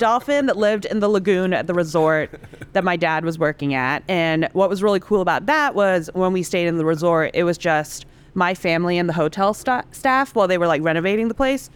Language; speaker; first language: English; non-native, local second language; Cantonese